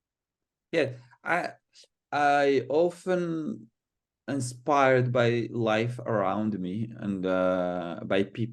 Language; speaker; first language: English; non-native, fluent; Arabic